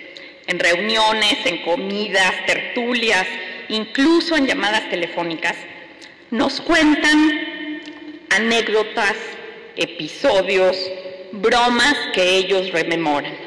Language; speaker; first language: Spanish; native; Spanish